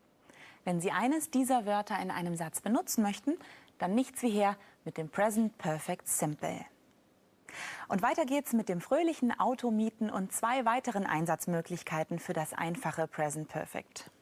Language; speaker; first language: German; native; German